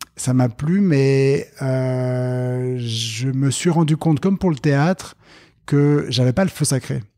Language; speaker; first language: French; native; French